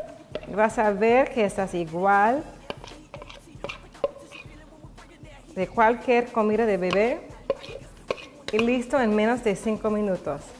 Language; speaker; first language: Spanish; non-native, learner; English